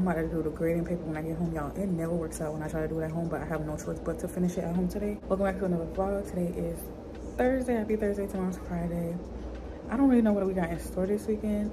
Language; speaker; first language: English; native; English